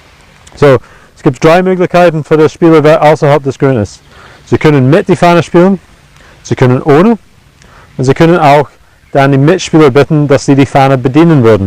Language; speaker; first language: German; non-native, fluent; English